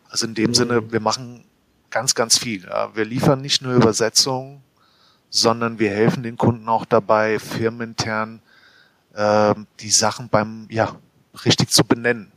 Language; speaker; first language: German; native; German